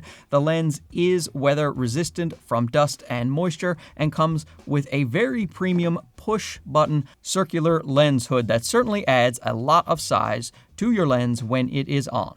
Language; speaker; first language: English; native; English